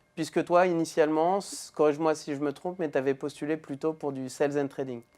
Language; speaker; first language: French; native; French